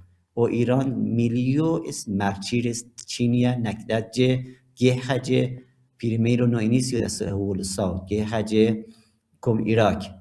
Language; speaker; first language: Portuguese; non-native, learner; Persian